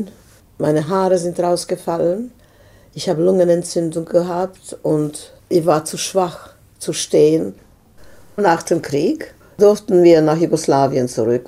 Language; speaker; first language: German; non-native, fluent; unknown